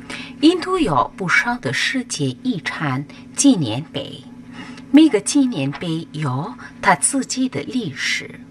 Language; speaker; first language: Chinese; non-native, learner; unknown